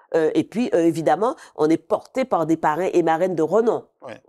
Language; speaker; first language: French; native; French